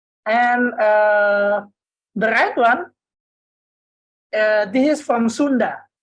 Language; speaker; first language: English; non-native, learner; Indonesian